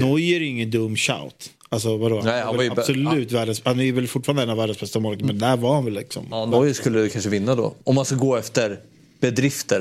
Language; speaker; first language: Swedish; native; Swedish